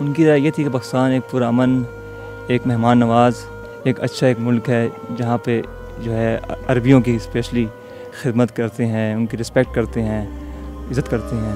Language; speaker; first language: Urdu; early bilingual, other home language; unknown